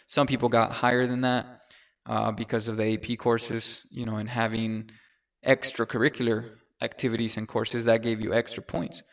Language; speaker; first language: English; early bilingual, other home language; Spanish